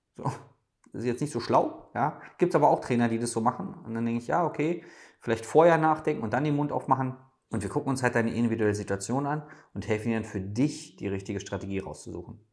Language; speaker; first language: German; native; German